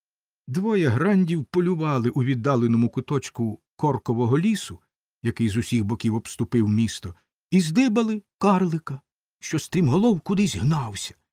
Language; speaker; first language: Ukrainian; native; Ukrainian